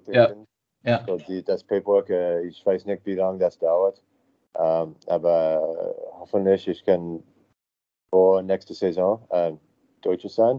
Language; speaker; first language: German; non-native, learner; English